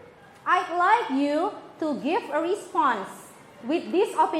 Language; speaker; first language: English; non-native, fluent; Indonesian